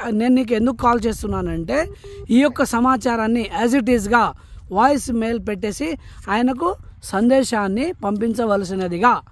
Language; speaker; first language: Telugu; non-native, local second language; Lambadi